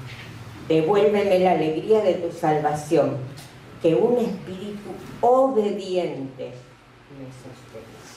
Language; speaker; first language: Spanish; native; Spanish